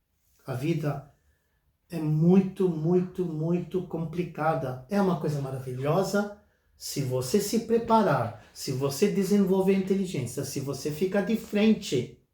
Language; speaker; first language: Portuguese; non-native, fluent; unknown